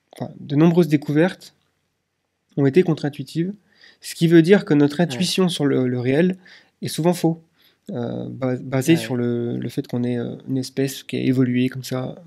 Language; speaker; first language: French; native; French